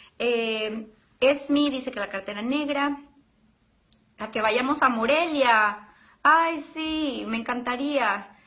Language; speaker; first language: Spanish; native; Spanish